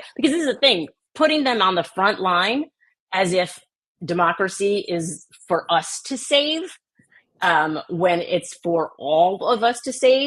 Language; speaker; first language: English; native; English